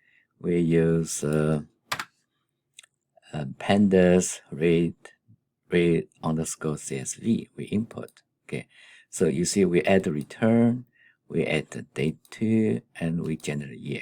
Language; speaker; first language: English; non-native, fluent; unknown